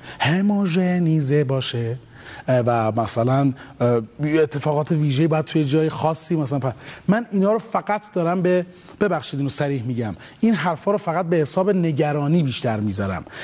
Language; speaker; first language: Persian; native; Persian